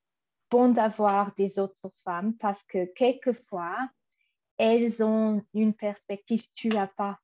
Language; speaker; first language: French; non-native, fluent; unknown